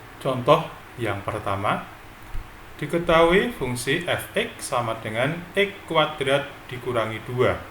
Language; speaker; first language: Indonesian; native; Indonesian